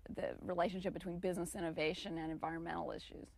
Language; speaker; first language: English; native; English